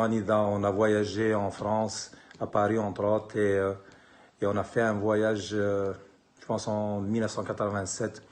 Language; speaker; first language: French; non-native, local second language; Kabyle